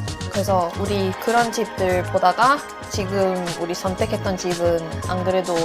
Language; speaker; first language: Korean; non-native, fluent; Swedish